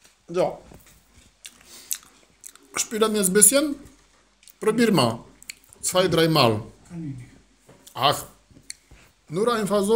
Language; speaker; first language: German; non-native, learner; Polish